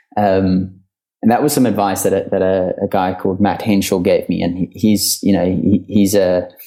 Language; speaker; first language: English; native; English